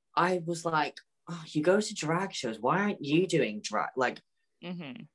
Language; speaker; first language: English; native; English